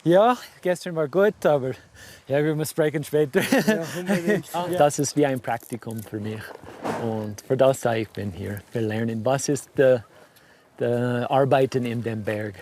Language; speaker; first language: German; non-native, learner; English